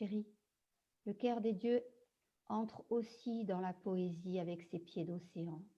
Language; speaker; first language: French; native; French